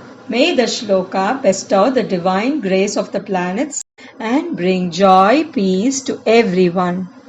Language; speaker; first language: English; non-native, local second language; Tamil